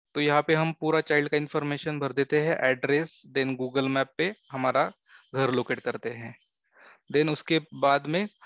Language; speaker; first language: Hindi; non-native, local second language; Marathi